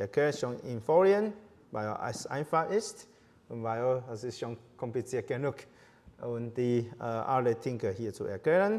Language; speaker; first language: German; non-native, learner; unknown